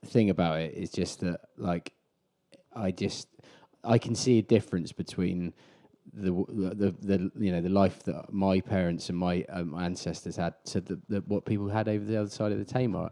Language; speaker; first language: English; native; English